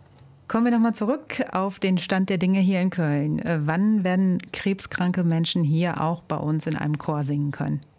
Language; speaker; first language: German; native; German